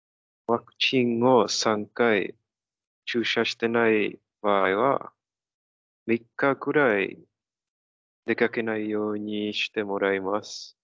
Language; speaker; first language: Japanese; non-native, learner; Czech